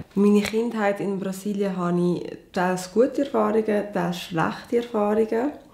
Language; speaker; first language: German; early bilingual, other home language; Portuguese